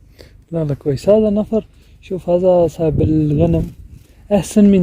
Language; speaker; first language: Arabic; non-native, learner; Urdu